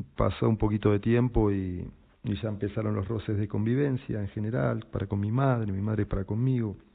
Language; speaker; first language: Spanish; native; Spanish